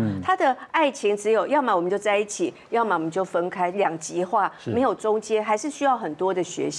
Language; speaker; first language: Chinese; native; Chinese